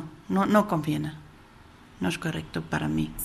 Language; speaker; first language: Spanish; non-native, fluent; Dutch